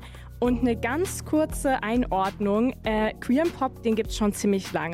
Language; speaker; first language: German; native; German